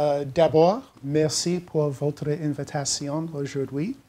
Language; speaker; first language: French; non-native, learner; English